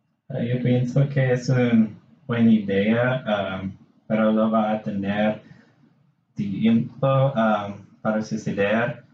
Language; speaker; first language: Spanish; non-native, learner; English